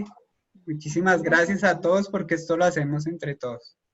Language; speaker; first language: Spanish; native; Spanish